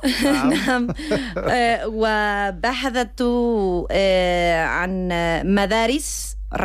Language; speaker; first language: Arabic; non-native, learner; Spanish